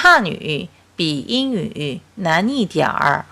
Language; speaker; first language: Chinese; non-native, fluent; Korean